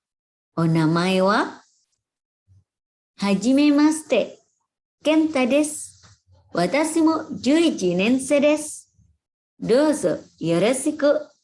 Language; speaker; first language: Japanese; non-native, fluent; Indonesian